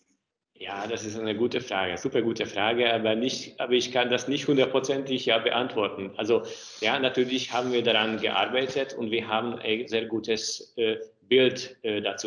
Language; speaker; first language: German; non-native, fluent; Hungarian